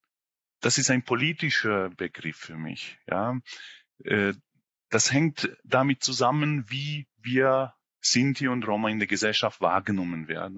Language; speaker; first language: German; non-native, fluent; Hungarian